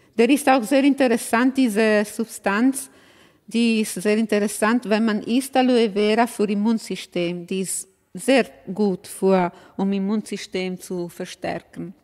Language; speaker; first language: German; non-native, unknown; Italian